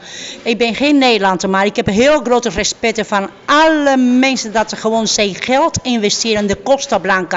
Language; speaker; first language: Dutch; non-native, fluent; Spanish